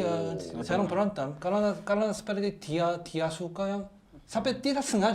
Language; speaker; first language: Indonesian; non-native, learner; Korean